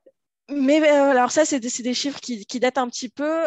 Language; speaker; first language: French; native; French